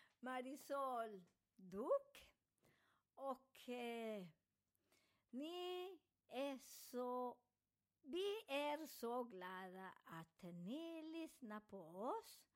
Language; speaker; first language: Swedish; non-native, learner; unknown